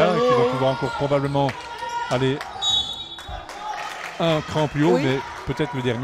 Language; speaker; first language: French; native; French